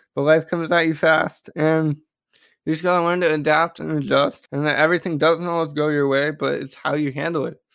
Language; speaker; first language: English; native; English